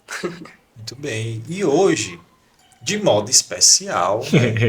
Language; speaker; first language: Portuguese; native; Portuguese